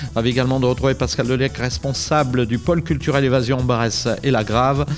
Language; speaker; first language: French; native; French